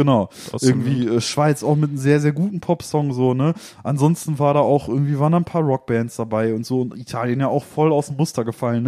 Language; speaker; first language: German; native; German